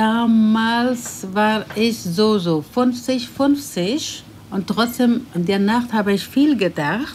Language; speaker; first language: German; non-native, learner; Persian